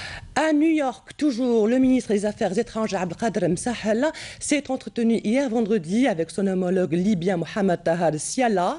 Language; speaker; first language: French; non-native, local second language; Arabic